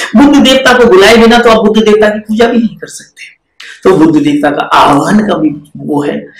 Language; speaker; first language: Hindi; native; Hindi